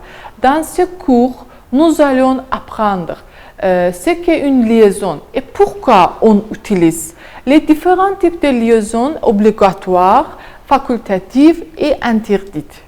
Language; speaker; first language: French; non-native, fluent; Azerbaijani